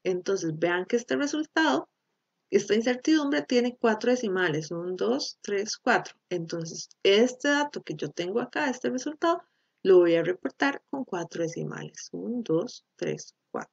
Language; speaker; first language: Spanish; native; Spanish